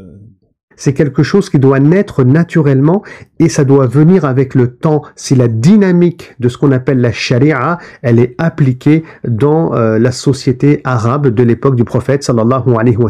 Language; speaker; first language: French; native; French